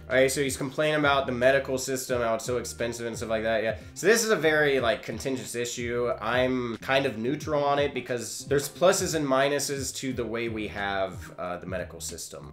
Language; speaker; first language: English; native; English